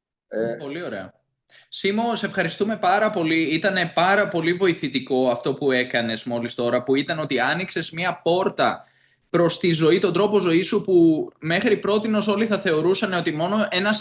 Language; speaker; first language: Greek; native; Greek